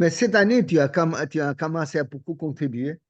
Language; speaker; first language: French; non-native, fluent; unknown